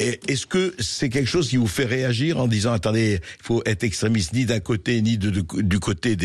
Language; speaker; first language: French; native; French